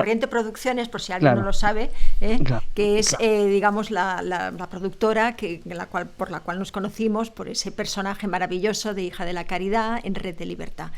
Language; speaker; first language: Spanish; native; Spanish